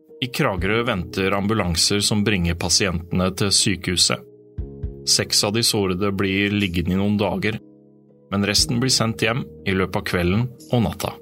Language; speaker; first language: Norwegian; native; Norwegian